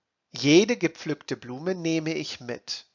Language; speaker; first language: German; non-native, fluent; English